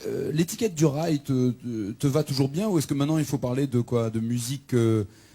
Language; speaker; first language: French; native; French